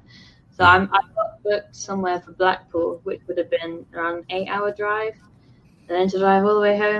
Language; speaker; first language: English; native; English